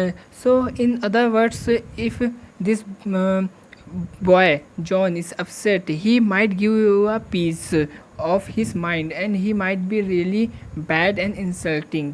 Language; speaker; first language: English; non-native, local second language; Hindi